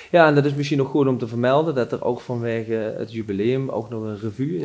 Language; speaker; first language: Dutch; native; Dutch